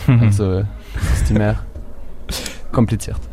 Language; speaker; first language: German; non-native, learner; French